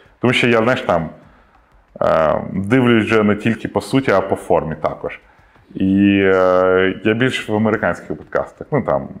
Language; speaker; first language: Ukrainian; non-native, local second language; Russian